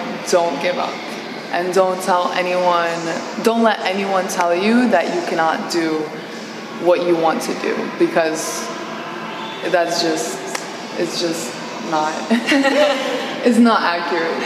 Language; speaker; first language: English; early bilingual, other home language; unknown